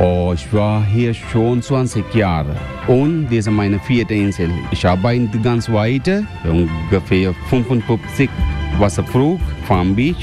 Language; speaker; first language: German; non-native, learner; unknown